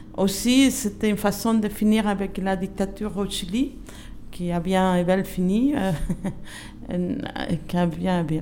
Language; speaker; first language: French; non-native, fluent; Spanish